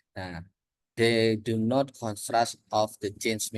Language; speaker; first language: English; non-native, learner; Indonesian